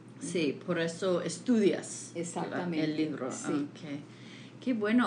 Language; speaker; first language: Spanish; non-native, fluent; English